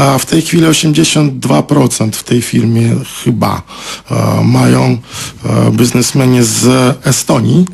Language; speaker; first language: Polish; non-native, fluent; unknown